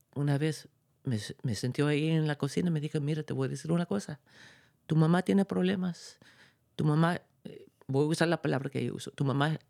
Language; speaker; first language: Spanish; early bilingual, heritage; Spanish